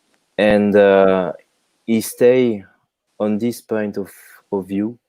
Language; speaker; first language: English; non-native, fluent; French